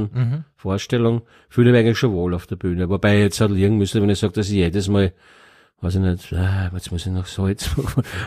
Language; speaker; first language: German; native; German